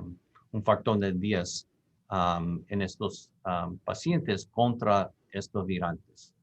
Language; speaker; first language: Spanish; non-native, fluent; English